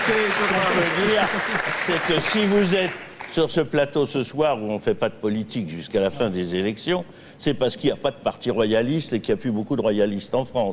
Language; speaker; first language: French; native; French